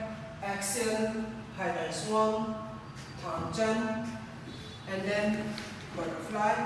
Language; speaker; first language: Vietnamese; non-native, learner; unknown